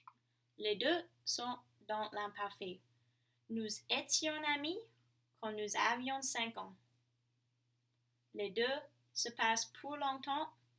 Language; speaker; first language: French; non-native, fluent; English